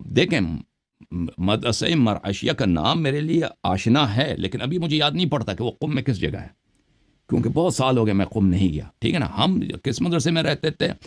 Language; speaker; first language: Urdu; early bilingual, heritage; Urdu